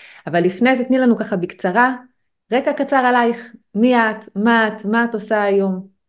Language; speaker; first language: Hebrew; native; Hebrew